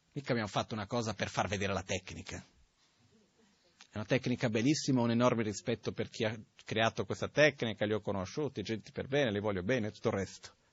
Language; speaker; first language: Italian; non-native, fluent; Portuguese